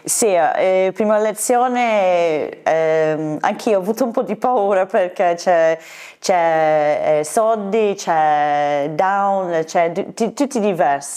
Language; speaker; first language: Italian; non-native, fluent; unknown